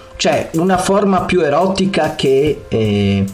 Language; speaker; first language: Italian; native; Italian